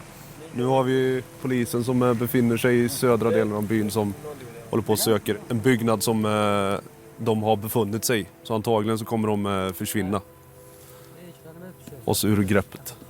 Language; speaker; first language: Swedish; native; Swedish